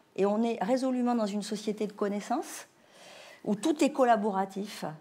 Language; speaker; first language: French; native; French